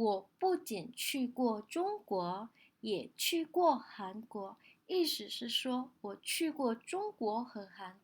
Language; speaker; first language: Chinese; non-native, fluent; Indonesian